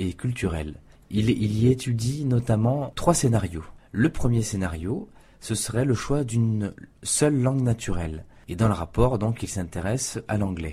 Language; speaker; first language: French; native; French